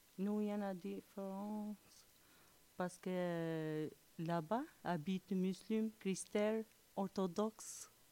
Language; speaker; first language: French; non-native, learner; Albanian